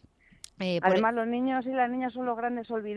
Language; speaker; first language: Spanish; native; Spanish